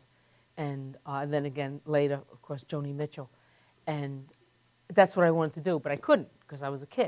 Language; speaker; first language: English; native; English